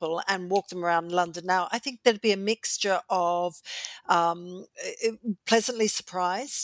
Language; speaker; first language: English; native; English